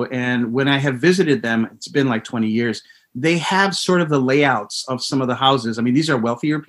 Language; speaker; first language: English; native; English